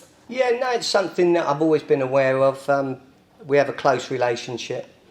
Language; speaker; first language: English; native; English